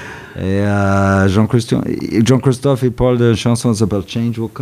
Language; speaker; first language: French; non-native, fluent; English